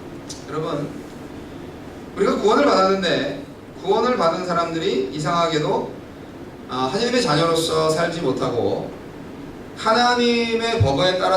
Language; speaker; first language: Korean; native; Korean